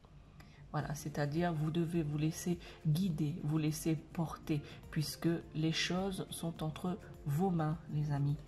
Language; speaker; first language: French; native; French